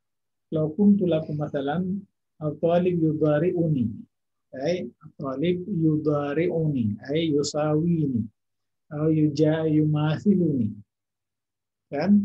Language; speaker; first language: Arabic; non-native, fluent; Indonesian